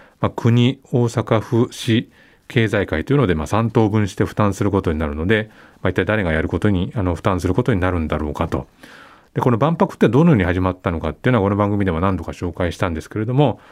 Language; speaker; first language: Japanese; native; Japanese